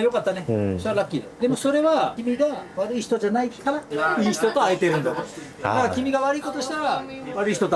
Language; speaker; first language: Japanese; native; Japanese